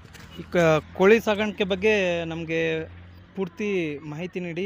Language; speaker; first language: Kannada; native; Kannada